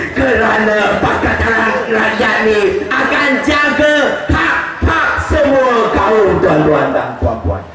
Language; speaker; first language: Malay; non-native, local second language; Chinese